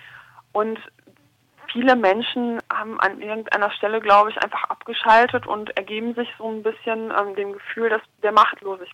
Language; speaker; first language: German; native; German